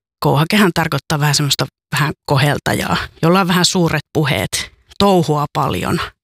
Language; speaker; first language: Finnish; native; Finnish